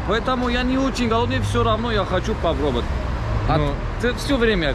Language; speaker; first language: Russian; non-native, learner; Turkish